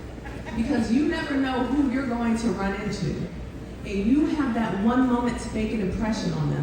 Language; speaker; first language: English; native; English